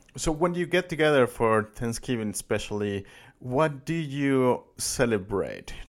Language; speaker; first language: English; non-native, fluent; Spanish